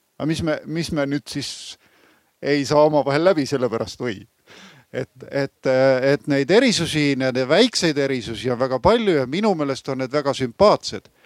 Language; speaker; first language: Estonian; native; Estonian